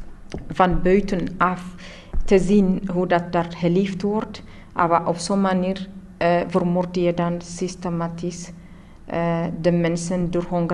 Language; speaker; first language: Dutch; non-native, learner; Tigrinya